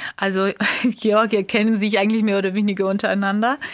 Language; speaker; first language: German; non-native, fluent; Georgian